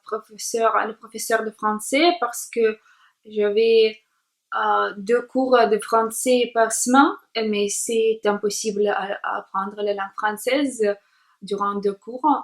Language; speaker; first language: French; non-native, learner; Russian